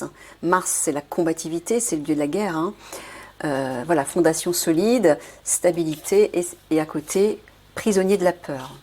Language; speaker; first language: French; native; French